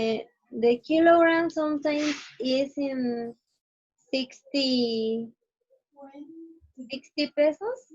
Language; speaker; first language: English; non-native, learner; Spanish